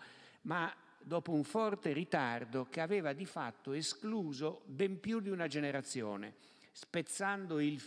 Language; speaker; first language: Italian; native; Italian